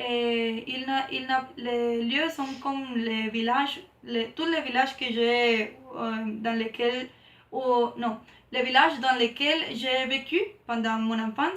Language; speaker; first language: French; non-native, learner; Spanish